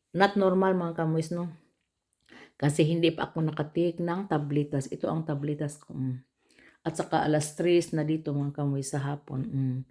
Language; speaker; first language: Filipino; non-native, local second language; Cebuano